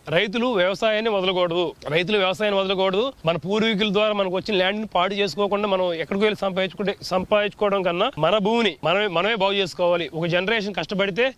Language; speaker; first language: Telugu; native; Telugu